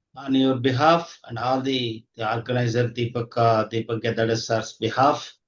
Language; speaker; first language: English; non-native, local second language; Telugu